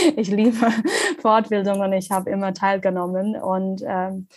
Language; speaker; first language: German; non-native, learner; English